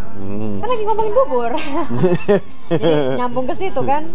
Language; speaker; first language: Indonesian; native; Indonesian